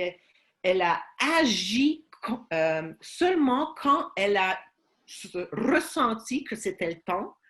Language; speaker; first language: French; non-native, fluent; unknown